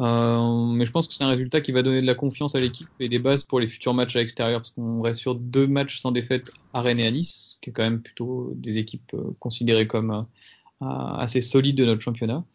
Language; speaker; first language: French; native; French